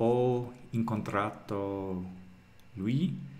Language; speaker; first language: Italian; non-native, learner; English